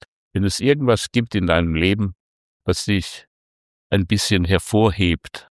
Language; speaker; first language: German; native; German